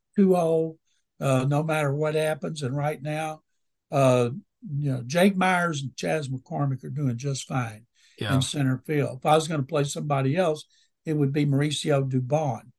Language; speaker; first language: English; native; English